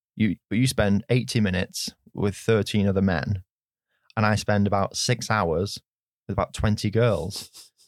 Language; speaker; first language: English; native; English